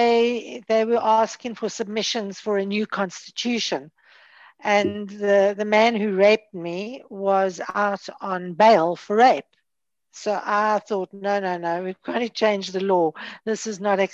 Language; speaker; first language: English; native; English